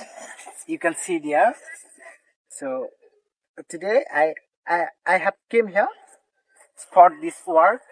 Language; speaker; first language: English; non-native, learner; Bangla